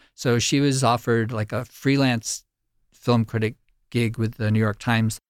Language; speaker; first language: English; native; English